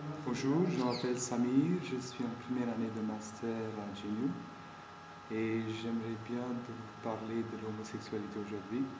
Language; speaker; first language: French; non-native, fluent; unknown